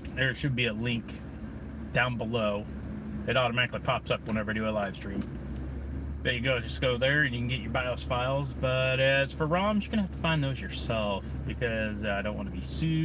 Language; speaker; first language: English; native; English